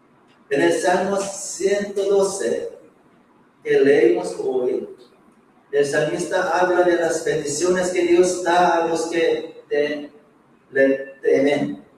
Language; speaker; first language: Spanish; non-native, fluent; Korean